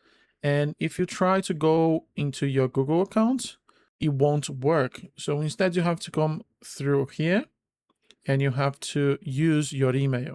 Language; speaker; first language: English; non-native, fluent; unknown